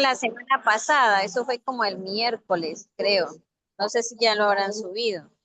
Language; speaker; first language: Spanish; native; Spanish